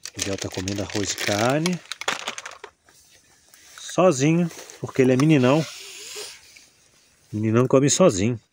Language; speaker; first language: Portuguese; native; Portuguese